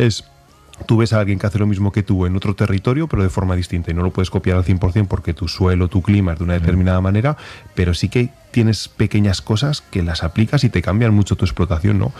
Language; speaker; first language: Spanish; native; Spanish